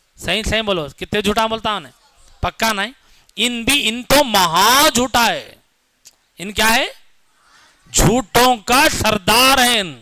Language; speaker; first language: Urdu; native; Urdu